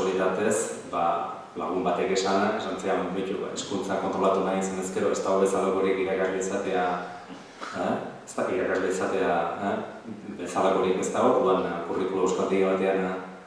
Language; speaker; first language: Basque; non-native, fluent; Catalan